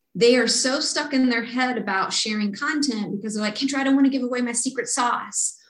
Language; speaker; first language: English; native; English